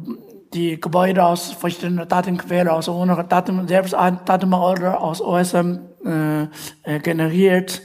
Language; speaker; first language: German; non-native, fluent; Chinese